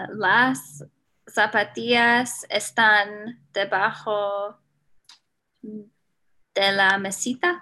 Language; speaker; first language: Spanish; non-native, learner; English